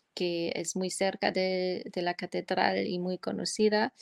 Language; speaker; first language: Spanish; non-native, learner; German